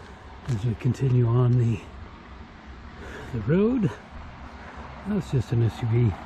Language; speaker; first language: English; native; English